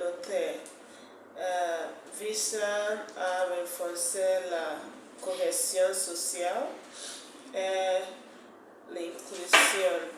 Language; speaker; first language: French; non-native, fluent; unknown